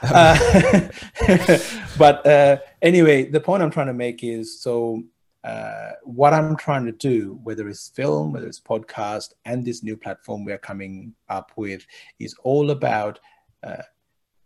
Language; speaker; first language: English; non-native, local second language; Sinhala